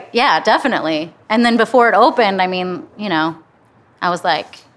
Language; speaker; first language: English; native; English